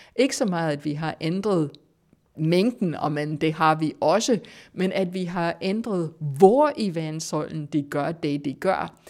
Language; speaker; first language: Danish; non-native, fluent; English